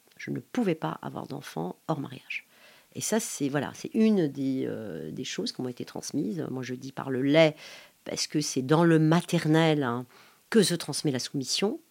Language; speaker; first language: French; non-native, local second language; Arabic